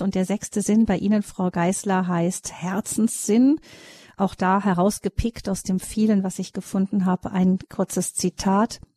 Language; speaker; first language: German; native; German